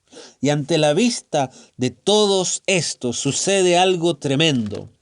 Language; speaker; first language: Spanish; native; Spanish